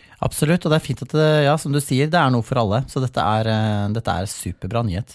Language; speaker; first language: Norwegian; native; Norwegian